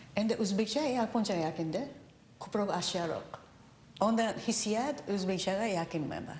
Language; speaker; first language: Uzbek; non-native, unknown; Japanese